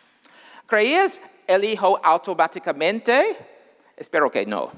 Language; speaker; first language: Spanish; non-native, fluent; English